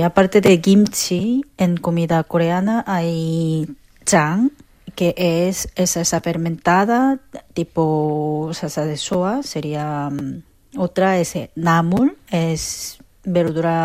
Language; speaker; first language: Spanish; non-native, learner; Korean